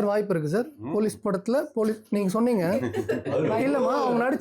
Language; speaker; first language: Tamil; native; Tamil